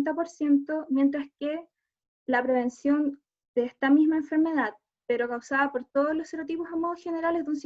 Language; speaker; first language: Spanish; native; Spanish